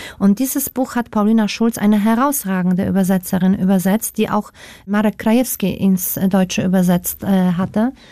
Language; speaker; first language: German; non-native, fluent; Polish